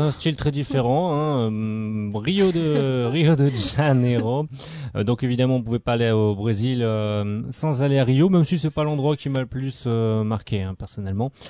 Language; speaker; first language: French; native; French